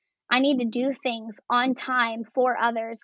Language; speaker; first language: English; native; English